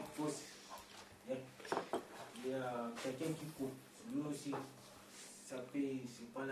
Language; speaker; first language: French; non-native, learner; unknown